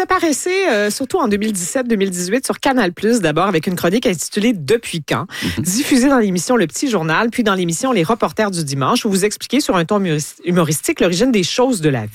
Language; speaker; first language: French; native; French